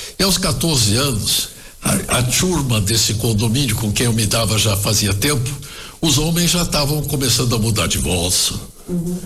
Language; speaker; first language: Portuguese; early bilingual, other home language; German